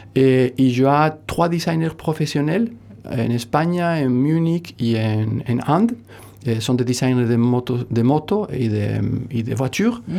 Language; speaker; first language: French; non-native, fluent; Spanish